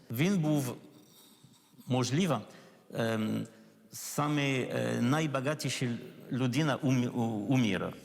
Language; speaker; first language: Ukrainian; non-native, learner; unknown